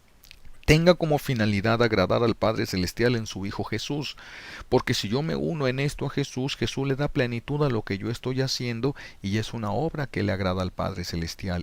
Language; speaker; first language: Spanish; native; Spanish